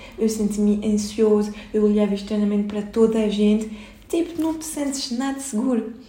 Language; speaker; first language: Portuguese; early bilingual, heritage; Portuguese